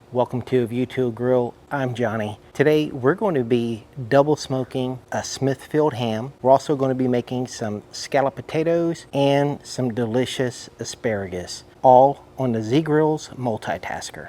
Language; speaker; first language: English; native; English